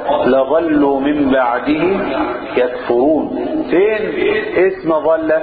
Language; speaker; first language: Arabic; native; Arabic